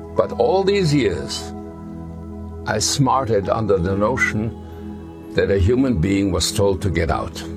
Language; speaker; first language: English; early bilingual, other home language; German